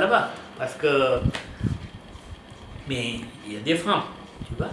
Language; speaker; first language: French; non-native, fluent; Hindi